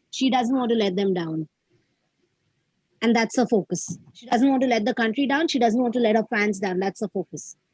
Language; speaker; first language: English; non-native, local second language; Hindi